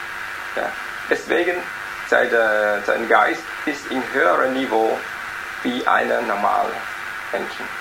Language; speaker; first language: German; non-native, learner; Vietnamese